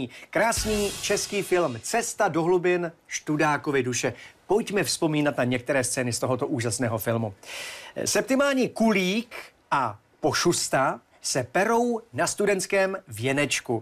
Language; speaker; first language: Czech; native; Czech